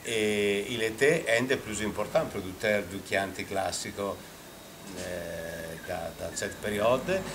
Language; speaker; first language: French; non-native, fluent; Italian